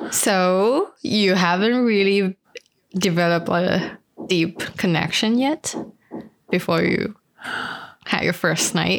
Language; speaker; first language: English; non-native, fluent; Chinese